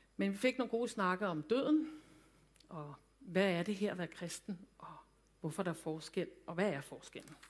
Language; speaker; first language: Danish; native; Danish